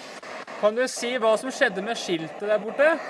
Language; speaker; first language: Norwegian; native; Norwegian